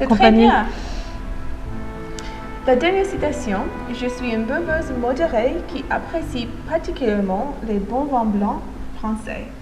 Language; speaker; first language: French; non-native, fluent; English